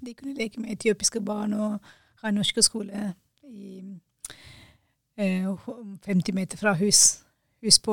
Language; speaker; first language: Norwegian; non-native, fluent; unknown